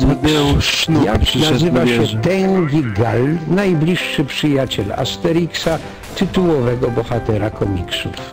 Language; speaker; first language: Polish; native; Polish